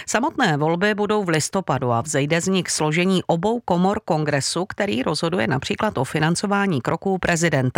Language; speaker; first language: Czech; native; Czech